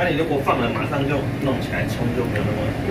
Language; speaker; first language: Chinese; native; Chinese